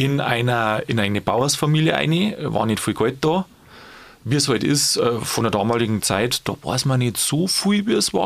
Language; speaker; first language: German; native; German